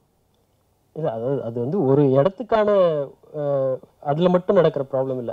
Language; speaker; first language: Tamil; native; Tamil